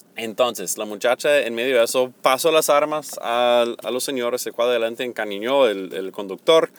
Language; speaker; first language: Spanish; non-native, fluent; English